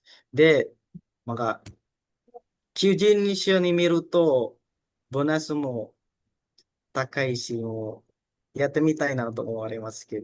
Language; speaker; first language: Japanese; non-native, learner; Indonesian